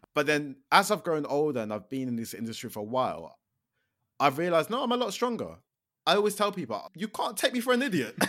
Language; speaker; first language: English; native; English